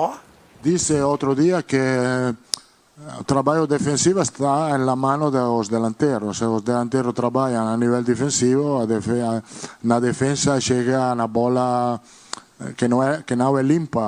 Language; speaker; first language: Portuguese; non-native, learner; Spanish